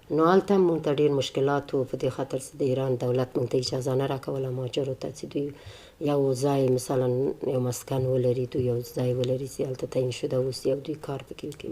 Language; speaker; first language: Pashto; non-native, local second language; Persian